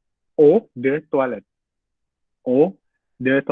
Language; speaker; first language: French; non-native, fluent; Indonesian